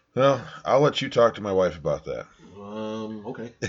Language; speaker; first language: English; early bilingual, other home language; Italian